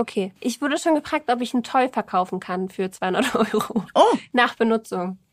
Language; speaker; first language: German; native; German